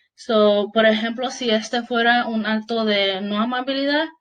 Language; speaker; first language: Spanish; early bilingual, heritage; Spanish